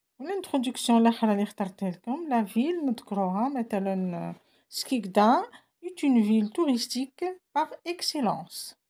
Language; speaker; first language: French; non-native, local second language; Arabic